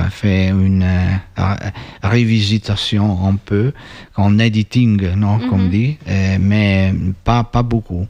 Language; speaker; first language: French; non-native, fluent; Italian